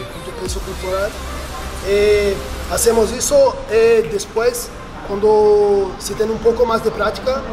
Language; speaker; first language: Spanish; non-native, learner; Portuguese